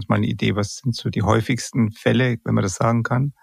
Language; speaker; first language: German; native; German